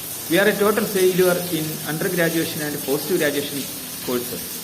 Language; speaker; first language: English; non-native, local second language; Malayalam